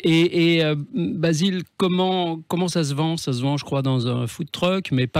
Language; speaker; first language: French; native; French